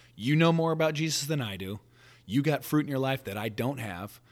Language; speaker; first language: English; native; English